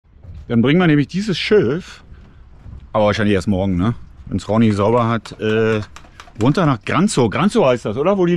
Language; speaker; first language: German; native; German